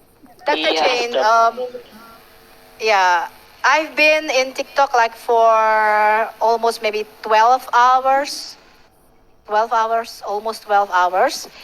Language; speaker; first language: English; non-native, fluent; Indonesian